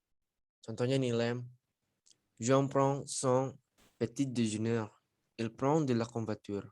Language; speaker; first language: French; non-native, learner; Indonesian